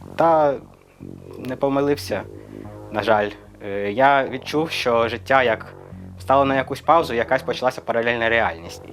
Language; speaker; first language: Ukrainian; native; Ukrainian